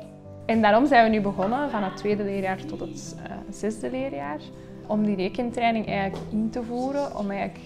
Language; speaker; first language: Dutch; native; Dutch